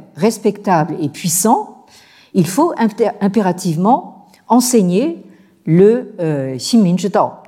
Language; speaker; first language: French; native; French